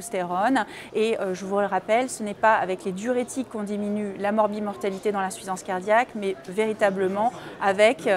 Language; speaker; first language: French; native; French